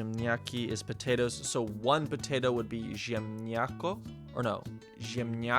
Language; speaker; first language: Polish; non-native, learner; English